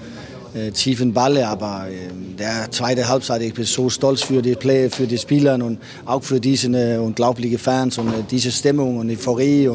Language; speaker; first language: German; non-native, fluent; Danish